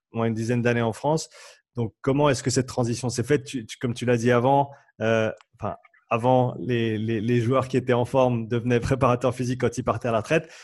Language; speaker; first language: French; native; French